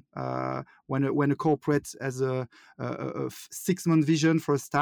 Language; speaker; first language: English; non-native, fluent; French